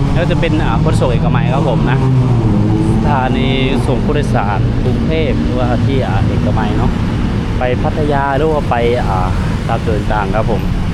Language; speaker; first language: Thai; non-native, fluent; Lao